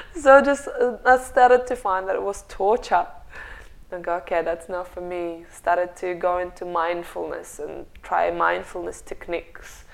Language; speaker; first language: English; non-native, fluent; Russian